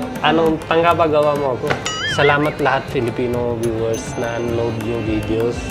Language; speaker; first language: Filipino; non-native, learner; Punjabi